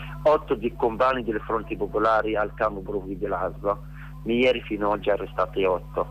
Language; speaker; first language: Italian; non-native, learner; Arabic